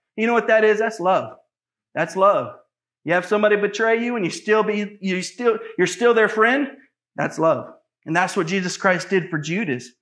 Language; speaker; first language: English; native; English